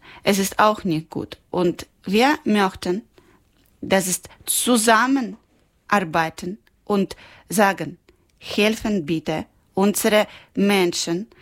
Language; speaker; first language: German; non-native, learner; Ukrainian